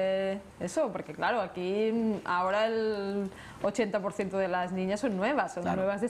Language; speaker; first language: Spanish; native; Spanish